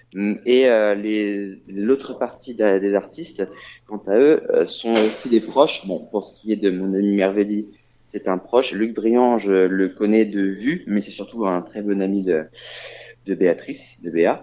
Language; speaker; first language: French; native; French